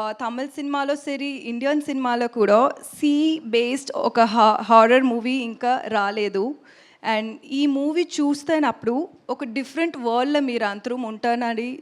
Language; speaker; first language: Telugu; non-native, learner; Tamil